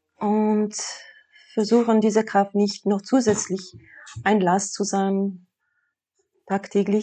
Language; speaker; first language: German; non-native, fluent; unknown